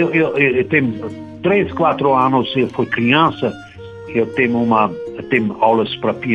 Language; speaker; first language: Portuguese; non-native, learner; German